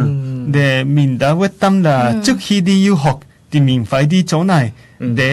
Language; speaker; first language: Vietnamese; non-native, fluent; Japanese